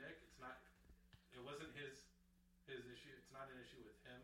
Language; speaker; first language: English; native; English